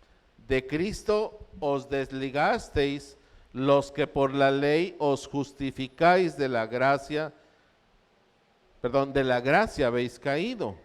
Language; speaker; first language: Spanish; native; Spanish